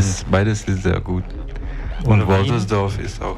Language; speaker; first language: German; non-native, fluent; Czech